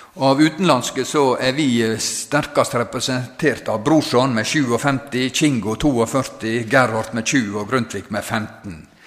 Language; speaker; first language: Norwegian; native; Norwegian